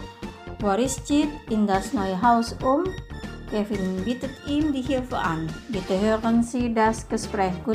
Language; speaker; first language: German; non-native, fluent; Indonesian